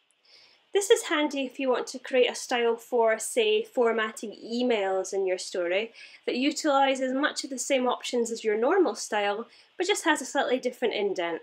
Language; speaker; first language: English; native; English